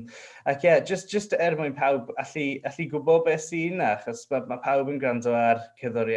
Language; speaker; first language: Welsh; non-native, local second language; English